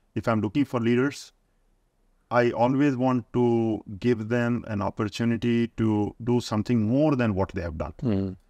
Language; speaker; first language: English; non-native, local second language; Hindi